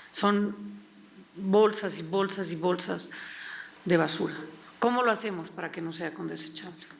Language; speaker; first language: Spanish; native; Spanish